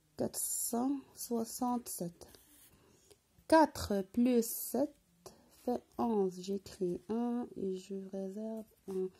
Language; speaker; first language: French; non-native, local second language; Arabic